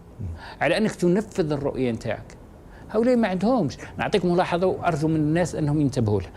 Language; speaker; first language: Arabic; native; Arabic